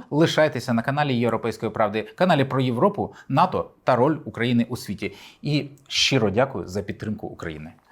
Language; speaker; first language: Ukrainian; native; Ukrainian